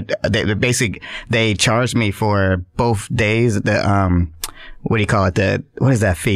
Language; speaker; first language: English; native; English